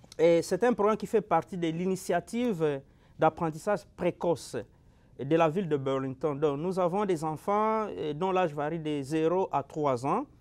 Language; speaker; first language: French; non-native, local second language; Lingala